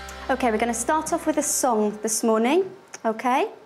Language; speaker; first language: English; native; English